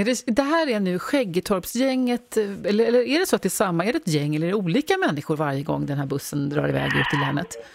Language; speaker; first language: Swedish; native; Swedish